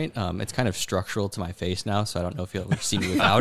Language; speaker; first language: English; native; English